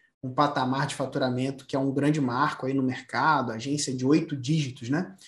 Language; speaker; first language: Portuguese; native; Portuguese